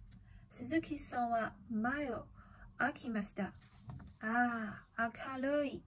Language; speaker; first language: Japanese; non-native, learner; Chinese